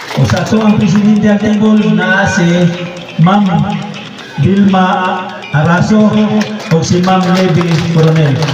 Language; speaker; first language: Cebuano; non-native, local second language; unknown